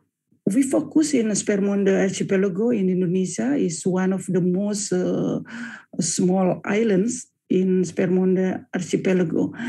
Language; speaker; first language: English; non-native, fluent; Indonesian